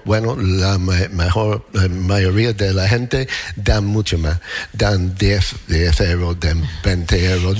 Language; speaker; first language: Spanish; non-native, learner; English